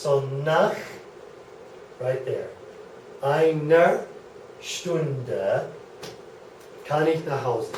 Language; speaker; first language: German; non-native, learner; English